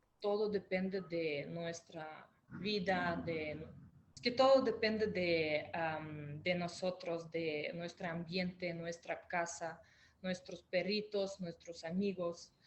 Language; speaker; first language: Spanish; non-native, fluent; Russian